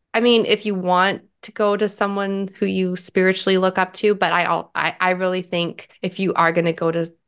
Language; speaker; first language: English; native; English